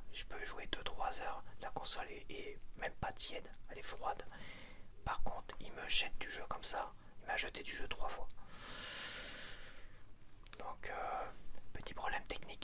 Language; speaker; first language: French; native; French